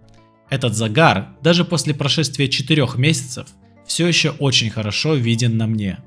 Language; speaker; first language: Russian; native; Russian